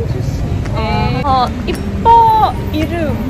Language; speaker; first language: Korean; non-native, learner; Vietnamese